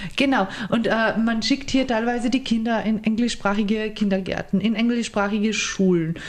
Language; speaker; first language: German; early bilingual, other home language; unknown